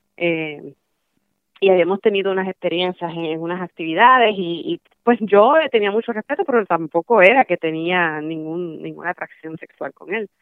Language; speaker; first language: Spanish; early bilingual, heritage; Spanish